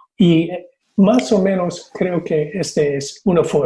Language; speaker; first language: Spanish; non-native, fluent; English